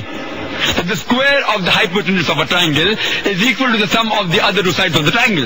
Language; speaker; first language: English; non-native, local second language; Urdu